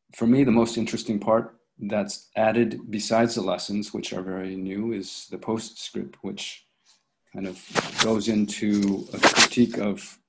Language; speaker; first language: English; native; English